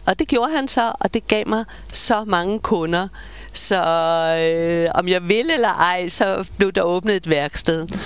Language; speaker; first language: Danish; native; Danish